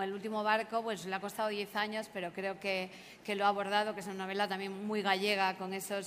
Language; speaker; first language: Spanish; native; Spanish